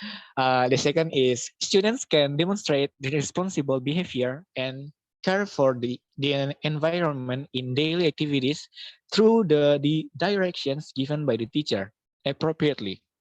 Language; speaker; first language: English; non-native, local second language; Indonesian